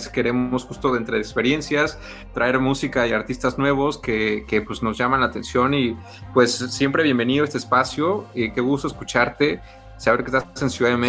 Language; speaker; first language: Spanish; native; Spanish